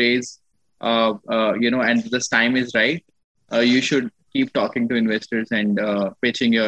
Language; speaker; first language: English; non-native, local second language; Punjabi